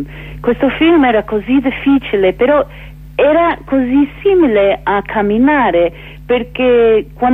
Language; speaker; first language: Italian; non-native, fluent; English